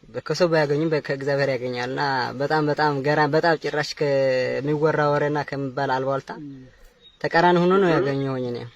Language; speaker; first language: Amharic; non-native, local second language; Tigrinya